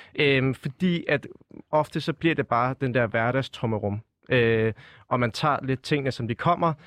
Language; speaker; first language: Danish; native; Danish